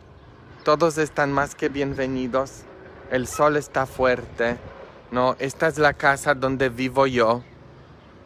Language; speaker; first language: Spanish; non-native, fluent; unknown